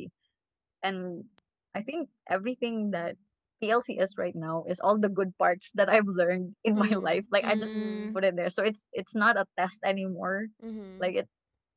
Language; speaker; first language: English; non-native, local second language; Cebuano